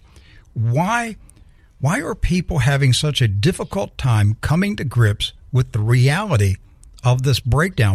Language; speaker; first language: English; native; English